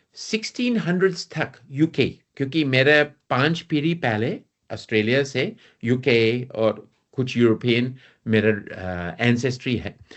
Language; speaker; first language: Hindi; non-native, fluent; English